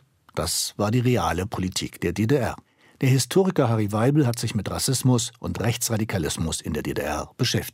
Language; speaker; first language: German; native; German